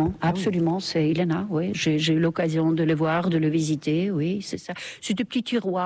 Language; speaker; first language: French; non-native, fluent; Estonian